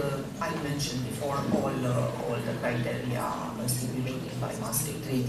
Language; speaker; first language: English; non-native, fluent; Romanian